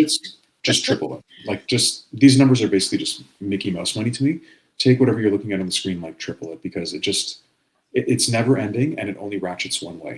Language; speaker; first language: English; native; English